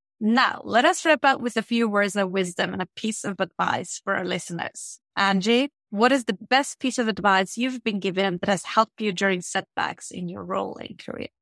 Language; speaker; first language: English; non-native, fluent; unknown